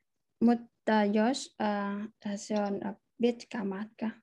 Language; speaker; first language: Finnish; non-native, learner; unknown